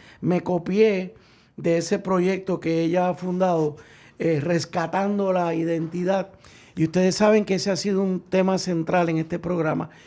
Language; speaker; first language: Spanish; native; Spanish